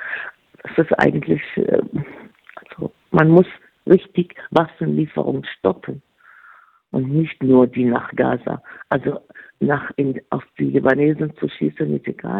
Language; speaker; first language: German; non-native, fluent; Arabic